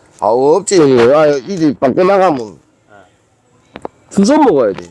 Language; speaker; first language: Korean; native; Korean